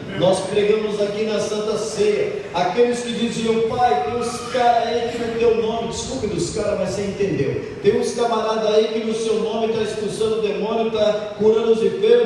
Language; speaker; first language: Portuguese; native; Portuguese